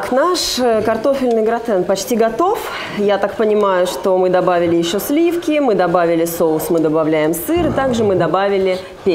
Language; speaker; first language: Russian; native; Russian